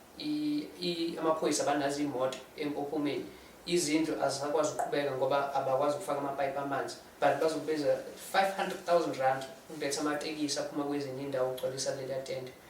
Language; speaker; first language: Zulu; non-native, local second language; English